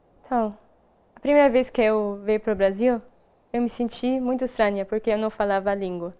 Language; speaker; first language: Portuguese; non-native, fluent; Arabic